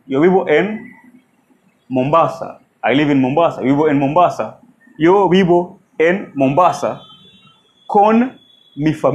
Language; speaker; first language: Spanish; non-native, fluent; Swahili